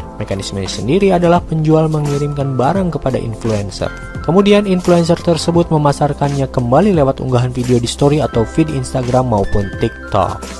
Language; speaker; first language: Indonesian; native; Indonesian